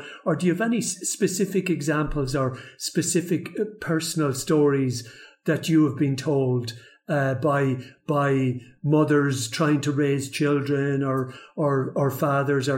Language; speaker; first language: English; native; English